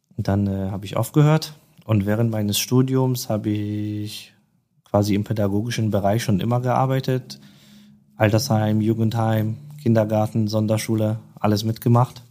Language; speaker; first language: German; non-native, fluent; Polish